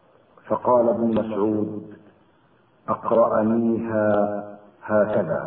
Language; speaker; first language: Arabic; native; Arabic